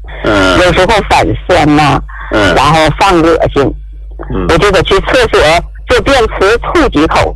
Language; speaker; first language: Chinese; native; Chinese